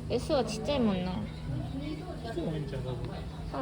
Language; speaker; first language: Japanese; non-native, fluent; Korean